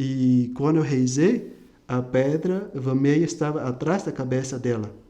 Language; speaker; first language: Portuguese; non-native, fluent; Vietnamese